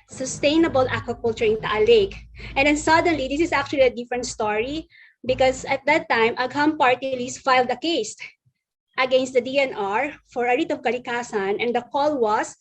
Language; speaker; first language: English; non-native, local second language; Filipino